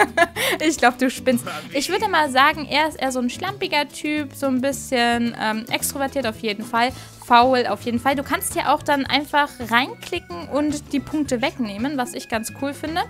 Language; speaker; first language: German; native; German